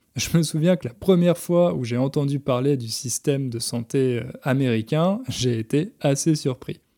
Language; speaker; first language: French; native; French